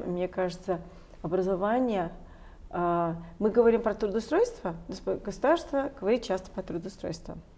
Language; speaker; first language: Russian; non-native, fluent; English